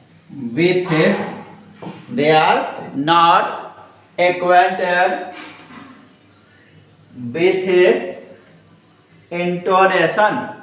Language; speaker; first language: English; non-native, local second language; Hindi